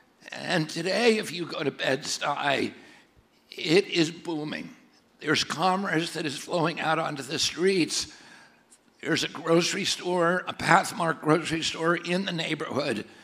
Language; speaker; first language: English; native; English